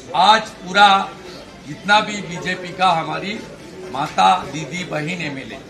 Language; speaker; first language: Hindi; non-native, local second language; Bangla